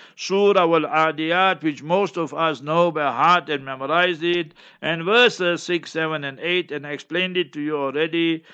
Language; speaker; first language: English; early bilingual, other home language; Hindi